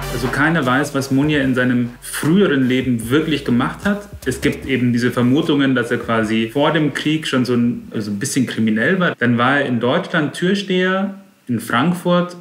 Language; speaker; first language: German; native; German